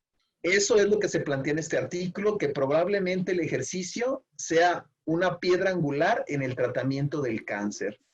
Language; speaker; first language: Spanish; native; Spanish